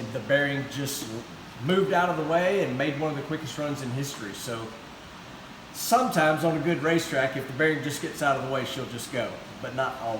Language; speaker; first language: English; native; English